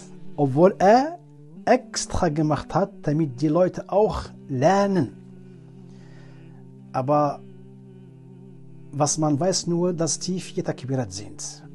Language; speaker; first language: German; non-native, learner; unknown